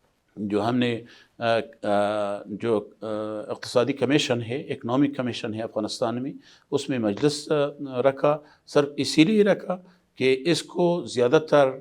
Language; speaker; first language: Hindi; non-native, fluent; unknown